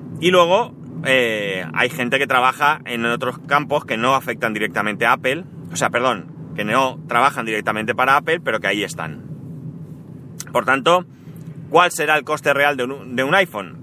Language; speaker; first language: Spanish; native; Spanish